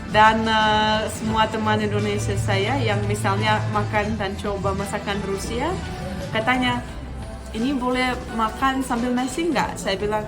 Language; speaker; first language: Indonesian; non-native, fluent; Russian